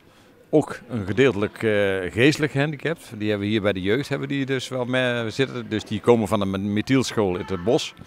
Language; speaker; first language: Dutch; native; Dutch